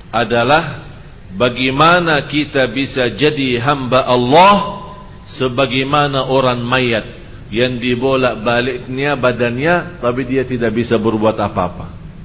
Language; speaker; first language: Indonesian; non-native, fluent; Arabic